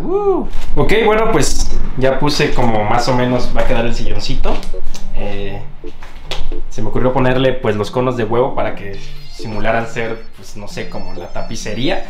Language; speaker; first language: Spanish; native; Spanish